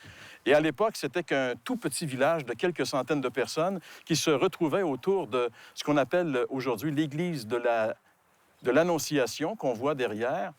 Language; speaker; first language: French; native; French